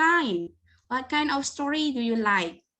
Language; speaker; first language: English; non-native, learner; Indonesian